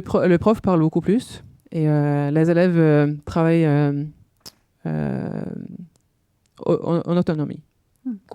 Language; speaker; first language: French; non-native, fluent; Norwegian